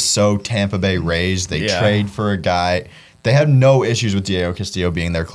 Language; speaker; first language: English; native; English